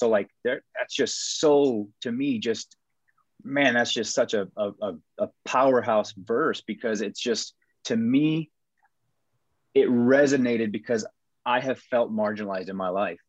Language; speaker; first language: English; native; English